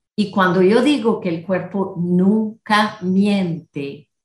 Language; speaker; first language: Spanish; non-native, fluent; English